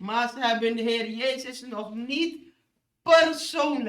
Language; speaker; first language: Dutch; non-native, fluent; Indonesian